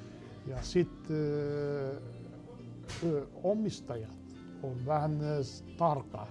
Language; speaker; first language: Finnish; non-native, learner; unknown